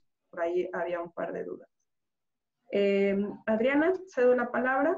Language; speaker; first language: Spanish; native; Spanish